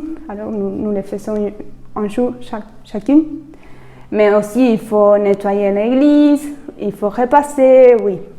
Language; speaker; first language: French; non-native, fluent; Spanish